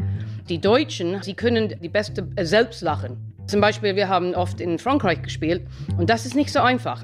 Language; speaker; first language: German; non-native, fluent; English